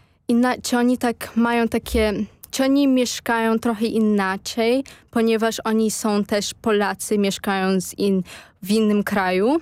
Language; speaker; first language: Polish; early bilingual, heritage; Polish